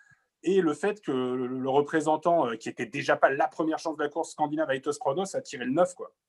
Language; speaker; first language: French; native; French